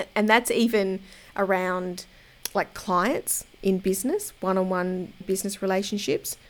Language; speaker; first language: English; native; English